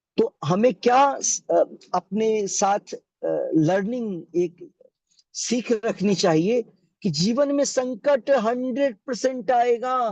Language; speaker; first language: Hindi; native; Hindi